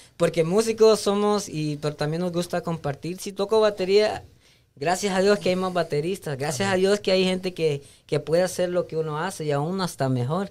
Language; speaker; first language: Spanish; native; Spanish